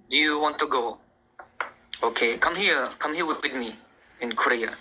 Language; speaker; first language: English; non-native, learner; Korean